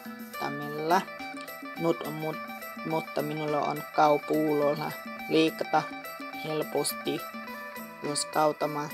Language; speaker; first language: Finnish; non-native, learner; Northeastern Thai